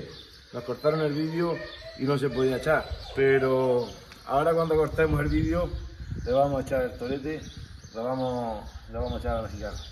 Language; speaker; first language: Spanish; native; Spanish